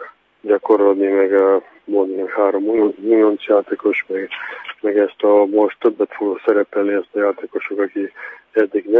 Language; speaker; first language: Hungarian; non-native, fluent; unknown